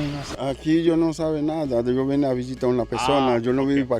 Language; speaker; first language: Spanish; non-native, learner; Haitian Creole